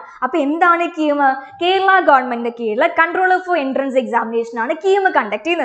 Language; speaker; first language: Malayalam; native; Malayalam